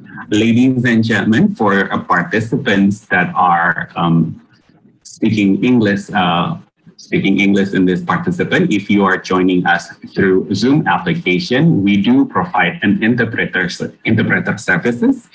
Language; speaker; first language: English; non-native, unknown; Indonesian